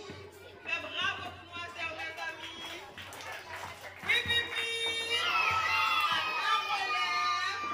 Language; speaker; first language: French; non-native, local second language; Haitian Creole